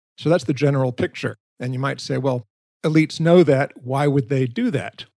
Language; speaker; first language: English; native; English